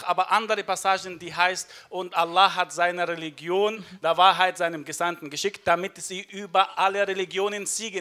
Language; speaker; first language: German; non-native, fluent; Arabic